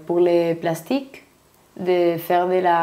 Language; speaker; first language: French; non-native, learner; Spanish